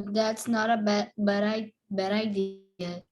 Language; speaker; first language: English; non-native, learner; Portuguese